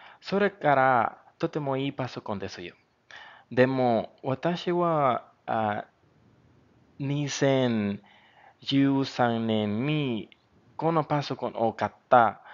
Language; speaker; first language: Japanese; non-native, learner; Spanish